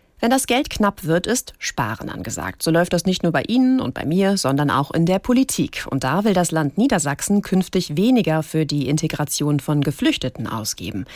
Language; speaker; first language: German; native; German